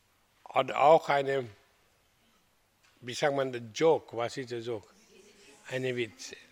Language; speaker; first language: German; non-native, learner; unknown